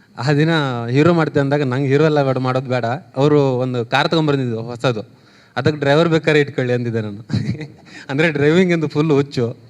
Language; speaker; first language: Kannada; native; Kannada